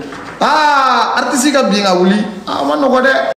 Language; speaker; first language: French; non-native, local second language; Bambara